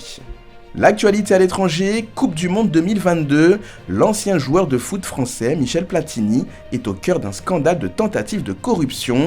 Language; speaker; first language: French; non-native, local second language; Haitian Creole